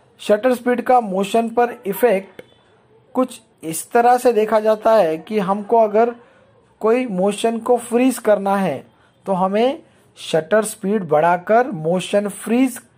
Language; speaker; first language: Hindi; non-native, local second language; Marathi